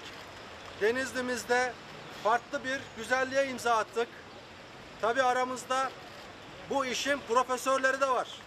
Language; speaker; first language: Turkish; native; Turkish